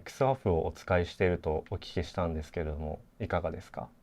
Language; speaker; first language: Japanese; native; Japanese